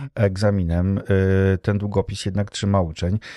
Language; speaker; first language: Polish; native; Polish